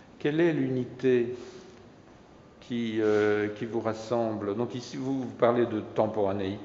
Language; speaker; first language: French; native; French